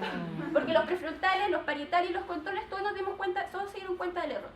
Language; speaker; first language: Spanish; native; Spanish